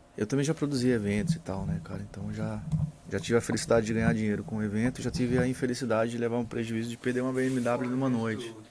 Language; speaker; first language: Portuguese; native; Portuguese